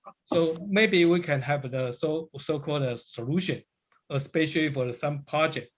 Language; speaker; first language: English; non-native, learner; Chinese